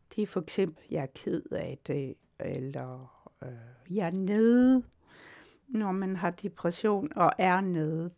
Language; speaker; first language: Danish; non-native, local second language; Kalaallisut